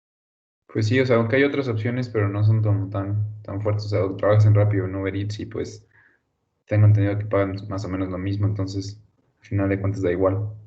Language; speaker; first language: Spanish; native; Spanish